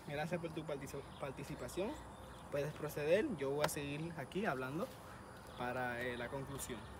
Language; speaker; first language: Spanish; early bilingual, heritage; Spanish